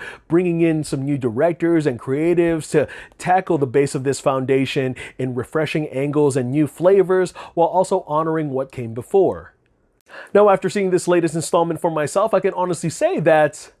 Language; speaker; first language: English; native; English